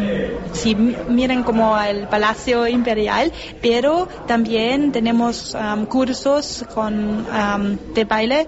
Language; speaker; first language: Spanish; non-native, learner; German